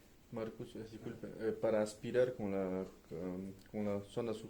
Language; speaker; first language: Spanish; native; Spanish